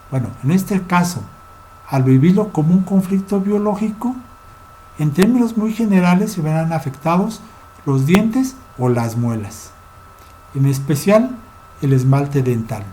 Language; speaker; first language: Spanish; native; Spanish